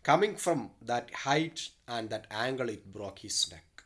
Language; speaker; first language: English; non-native, local second language; Malayalam